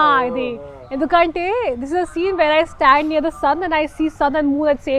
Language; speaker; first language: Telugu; non-native, fluent; Hindi